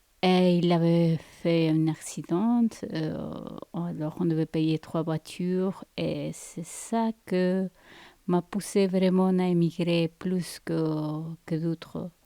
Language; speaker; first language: French; non-native, fluent; Spanish